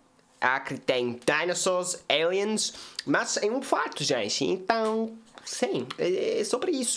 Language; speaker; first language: Portuguese; non-native, learner; English